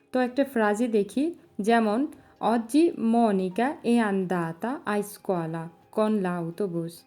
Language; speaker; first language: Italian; non-native, fluent; Bangla